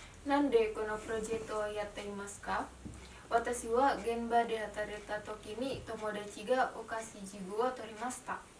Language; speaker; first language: Japanese; non-native, learner; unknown